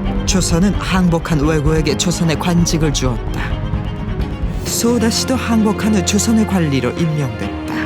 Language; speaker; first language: Korean; native; Korean